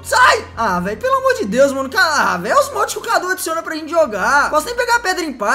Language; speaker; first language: Portuguese; native; Portuguese